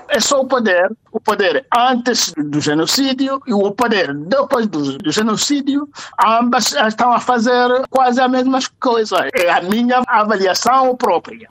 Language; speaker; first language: Portuguese; non-native, fluent; Kinyarwanda